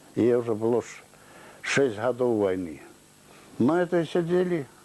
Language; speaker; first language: Russian; non-native, local second language; Belarusian